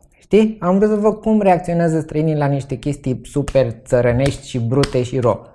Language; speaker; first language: Romanian; native; Romanian